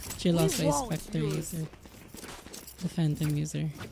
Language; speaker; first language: English; non-native, local second language; Filipino